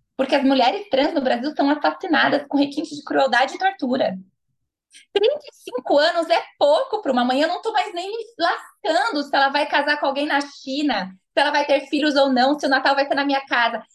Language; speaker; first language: Portuguese; native; Portuguese